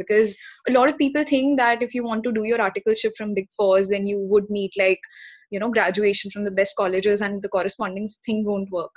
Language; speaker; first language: English; non-native, local second language; Hindi